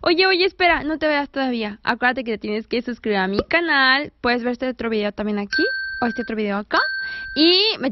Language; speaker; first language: Spanish; native; Spanish